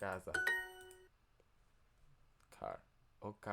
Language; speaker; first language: Portuguese; non-native, learner; English